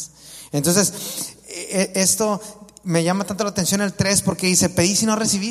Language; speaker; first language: Spanish; native; Spanish